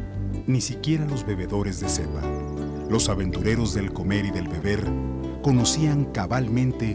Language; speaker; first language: Spanish; native; Spanish